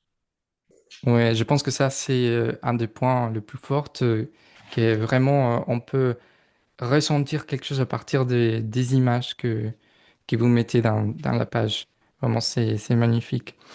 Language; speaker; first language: French; non-native, fluent; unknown